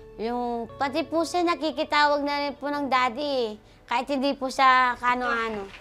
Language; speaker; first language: Filipino; native; Filipino